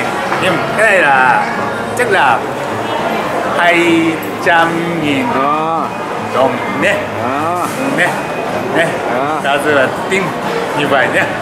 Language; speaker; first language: Vietnamese; non-native, learner; Japanese